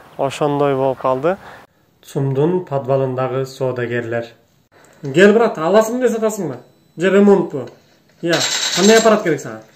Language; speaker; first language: Kyrgyz; non-native, fluent; Turkish